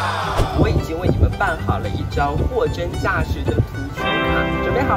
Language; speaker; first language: Chinese; native; Chinese